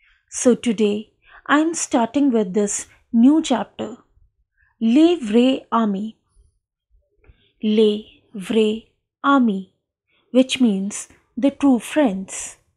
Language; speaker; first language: English; non-native, local second language; Hindi